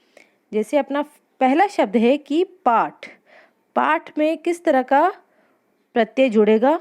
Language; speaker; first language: Hindi; native; Hindi